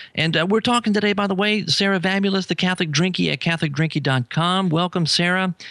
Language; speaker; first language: English; native; English